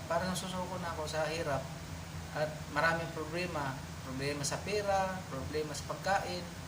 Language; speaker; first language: Filipino; non-native, local second language; Cebuano